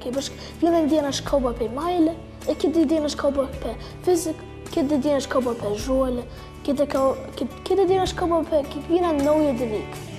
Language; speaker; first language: Lithuanian; early bilingual, heritage; English